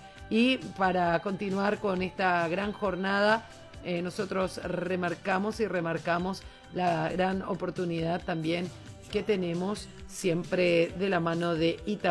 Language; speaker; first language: Spanish; native; Spanish